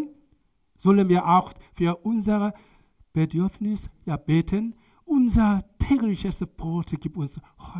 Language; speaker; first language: German; non-native, learner; Korean